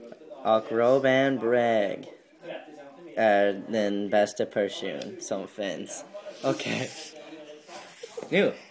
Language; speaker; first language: Swedish; non-native, learner; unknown